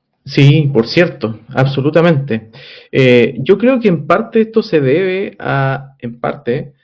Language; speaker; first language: Spanish; native; Spanish